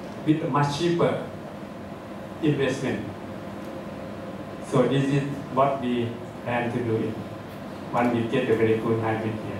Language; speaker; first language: English; non-native, fluent; Thai